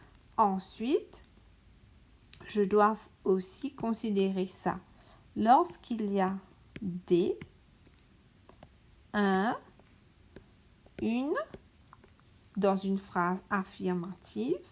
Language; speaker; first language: French; non-native, local second language; Morisyen